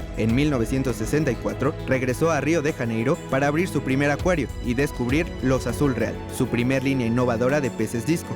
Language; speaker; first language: Spanish; native; Spanish